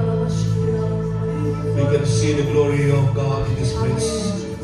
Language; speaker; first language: English; non-native, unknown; Indonesian